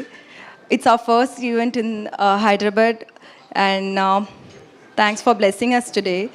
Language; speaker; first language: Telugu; non-native, learner; Tamil